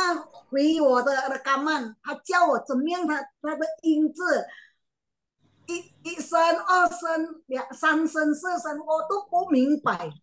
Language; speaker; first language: Chinese; non-native, learner; Min Nan Chinese